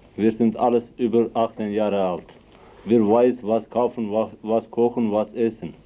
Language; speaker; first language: German; non-native, learner; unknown